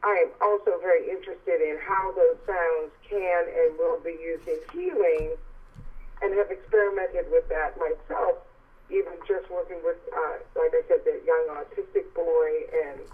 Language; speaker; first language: English; native; English